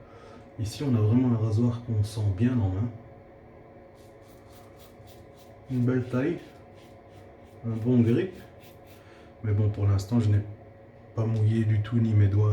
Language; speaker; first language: French; native; French